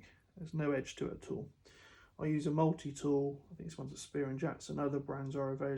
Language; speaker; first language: English; native; English